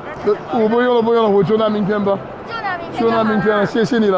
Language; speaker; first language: Chinese; non-native, fluent; English